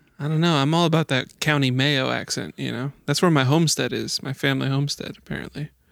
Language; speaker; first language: English; native; English